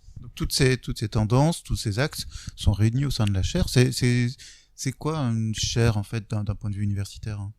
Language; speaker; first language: French; native; French